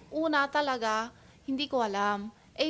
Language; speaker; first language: Filipino; non-native, learner; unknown